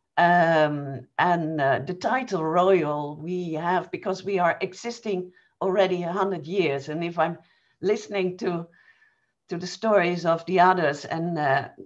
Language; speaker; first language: English; non-native, fluent; Dutch